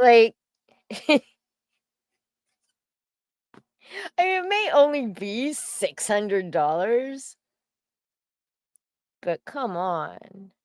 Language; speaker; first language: English; native; English